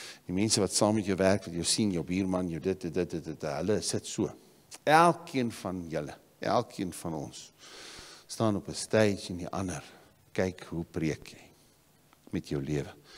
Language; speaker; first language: Afrikaans; native; Afrikaans